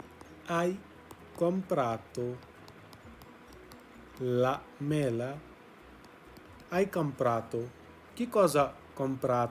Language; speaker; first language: Italian; non-native, fluent; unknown